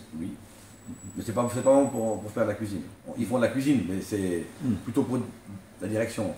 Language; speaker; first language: French; native; French